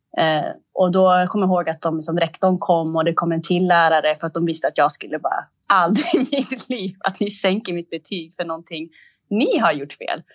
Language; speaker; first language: Swedish; early bilingual, other home language; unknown